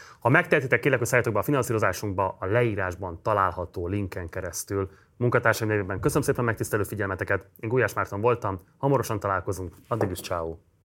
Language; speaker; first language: Hungarian; native; Hungarian